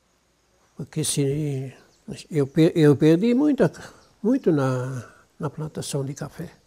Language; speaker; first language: Portuguese; non-native, local second language; German